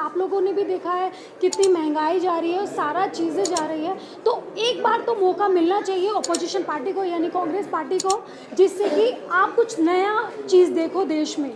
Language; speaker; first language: Hindi; native; Hindi